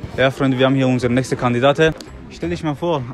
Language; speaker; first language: German; non-native, learner; Persian